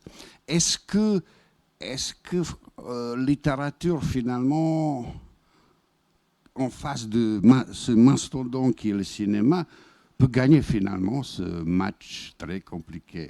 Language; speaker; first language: French; non-native, fluent; Bosnian